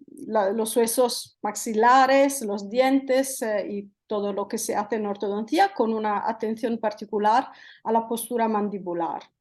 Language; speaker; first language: Spanish; non-native, fluent; Italian